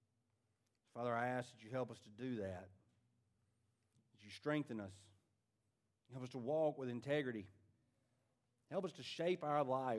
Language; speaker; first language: English; native; English